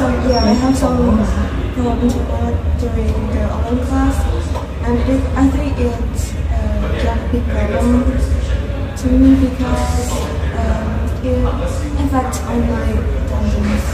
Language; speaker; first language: English; non-native, learner; Indonesian